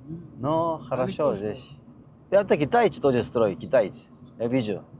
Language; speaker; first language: Russian; non-native, learner; Korean